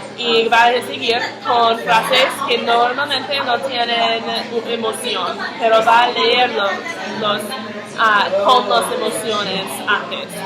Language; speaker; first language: Spanish; non-native, learner; English